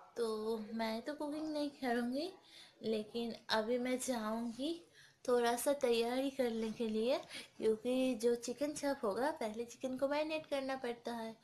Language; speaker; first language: Hindi; non-native, local second language; Bangla